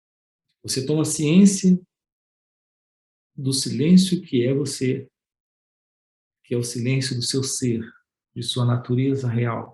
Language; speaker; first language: Portuguese; native; Portuguese